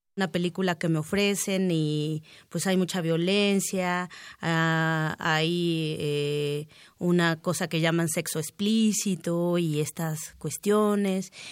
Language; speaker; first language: Spanish; native; Spanish